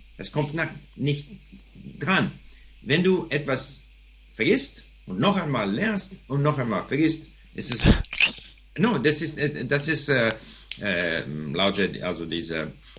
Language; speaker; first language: German; non-native, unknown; English